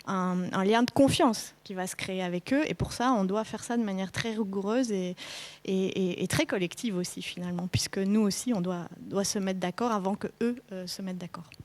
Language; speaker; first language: French; native; French